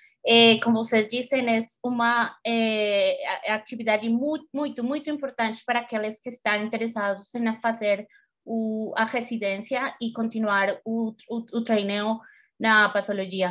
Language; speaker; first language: Portuguese; non-native, fluent; Spanish